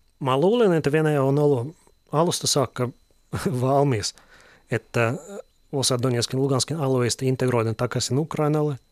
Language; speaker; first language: Finnish; non-native, fluent; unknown